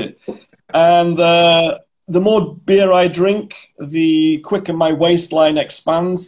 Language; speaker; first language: English; native; English